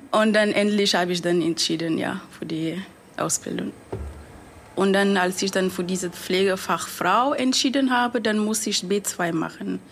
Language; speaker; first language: German; non-native, fluent; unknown